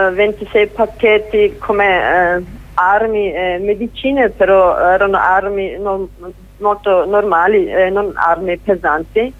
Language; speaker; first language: Italian; non-native, fluent; Kurdish